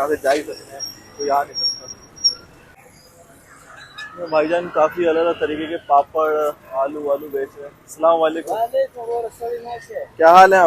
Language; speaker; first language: Hindi; native; Hindi